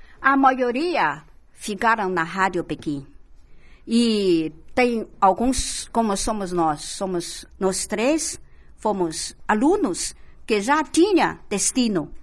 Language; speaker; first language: Portuguese; non-native, fluent; Chinese